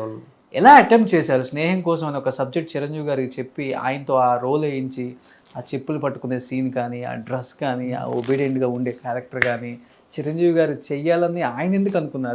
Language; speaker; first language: Telugu; native; Telugu